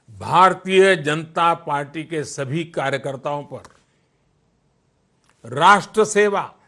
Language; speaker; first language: Hindi; non-native, local second language; Gujarati